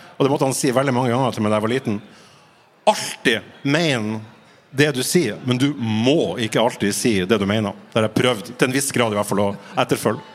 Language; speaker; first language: Norwegian; native; Norwegian